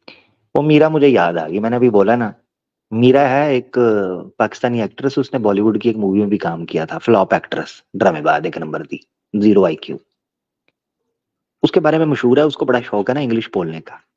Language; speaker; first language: Hindi; non-native, local second language; Punjabi